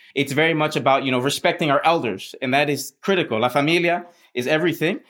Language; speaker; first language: English; early bilingual, other home language; Spanish